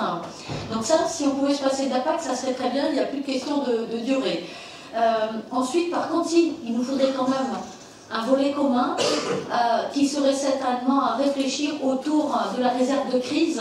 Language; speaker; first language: French; native; French